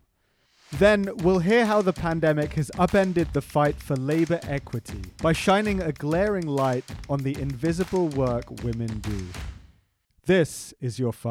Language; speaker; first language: English; native; English